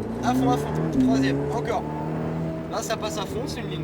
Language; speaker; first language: French; native; French